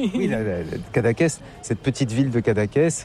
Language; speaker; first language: French; native; French